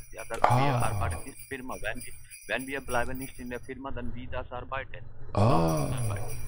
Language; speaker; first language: German; non-native, learner; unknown